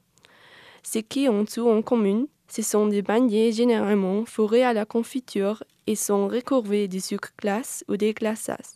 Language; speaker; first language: French; non-native, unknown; German